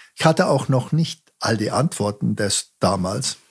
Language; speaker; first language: German; early bilingual, heritage; German